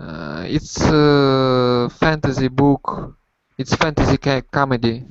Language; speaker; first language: English; non-native, learner; Russian